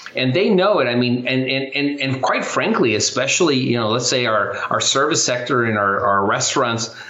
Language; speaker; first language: English; native; English